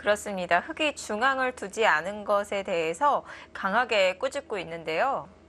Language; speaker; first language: Korean; native; Korean